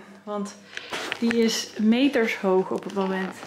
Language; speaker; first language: Dutch; native; Dutch